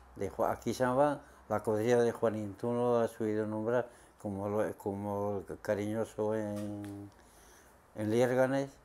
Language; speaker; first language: Spanish; native; Spanish